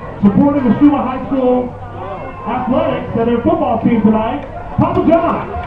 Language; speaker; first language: English; native; English